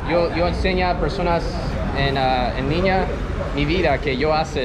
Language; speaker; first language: Spanish; non-native, learner; English